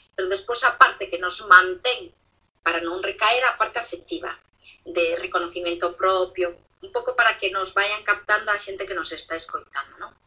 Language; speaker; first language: Galician; non-native, local second language; Spanish